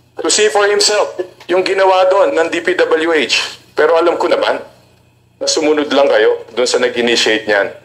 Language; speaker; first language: Filipino; native; Filipino